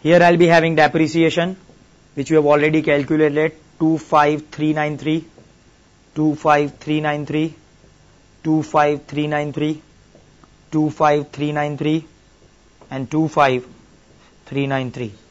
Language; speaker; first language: English; non-native, local second language; Gujarati